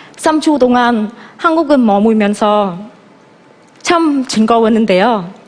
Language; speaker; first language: Korean; non-native, fluent; Vietnamese